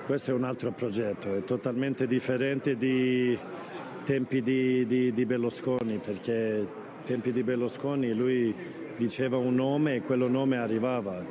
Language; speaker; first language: Italian; non-native, fluent; Swedish